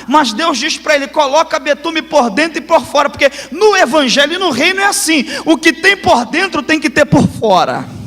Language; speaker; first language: Portuguese; native; Portuguese